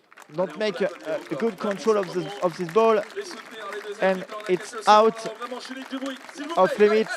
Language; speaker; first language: English; non-native, learner; French